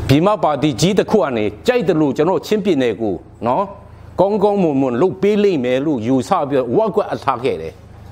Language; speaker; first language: Burmese; non-native, local second language; Hakha Chin